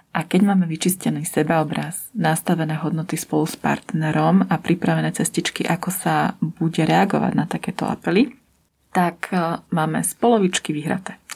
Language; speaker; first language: Slovak; native; Slovak